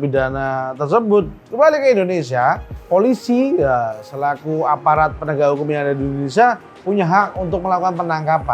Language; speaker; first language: Indonesian; native; Indonesian